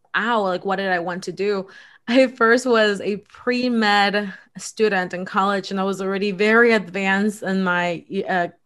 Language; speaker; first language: English; early bilingual, other home language; Spanish